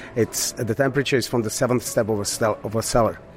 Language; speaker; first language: English; non-native, fluent; Slovak